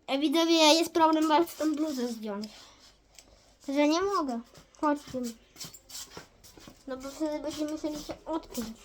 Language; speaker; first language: Polish; native; Polish